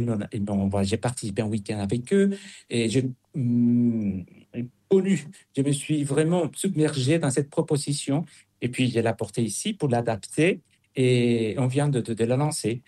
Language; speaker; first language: French; non-native, fluent; Spanish